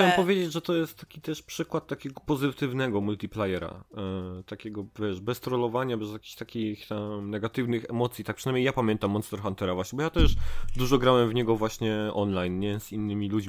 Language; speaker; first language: Polish; native; Polish